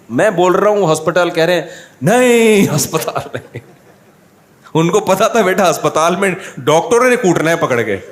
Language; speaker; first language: Urdu; native; Urdu